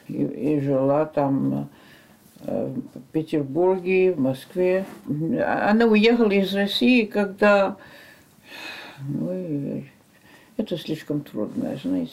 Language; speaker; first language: Russian; early bilingual, heritage; French